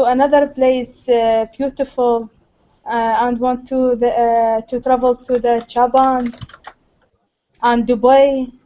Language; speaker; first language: English; non-native, learner; Arabic